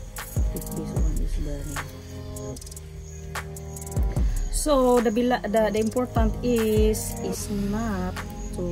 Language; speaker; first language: English; non-native, learner; Filipino